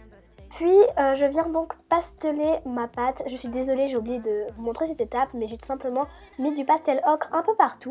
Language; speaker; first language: French; native; French